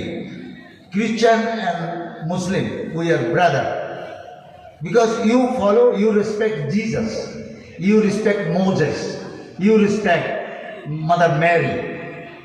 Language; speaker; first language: English; non-native, local second language; Bangla